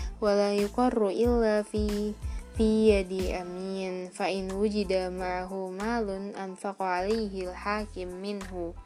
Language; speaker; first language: Arabic; non-native, fluent; Indonesian